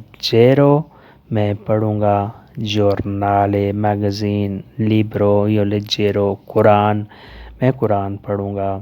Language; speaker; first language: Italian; non-native, learner; Urdu